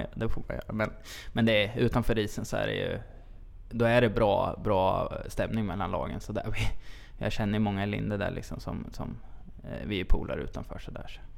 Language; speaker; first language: Swedish; native; Swedish